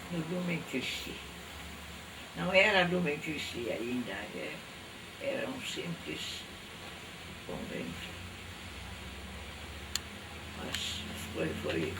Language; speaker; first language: Portuguese; non-native, fluent; Dutch